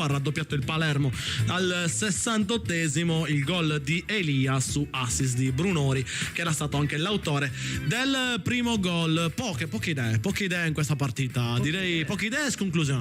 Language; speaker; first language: Italian; native; Italian